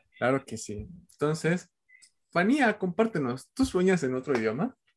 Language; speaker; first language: Spanish; native; Spanish